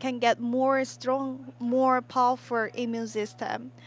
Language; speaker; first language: English; non-native, learner; Korean